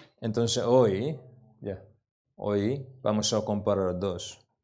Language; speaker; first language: Spanish; non-native, learner; Korean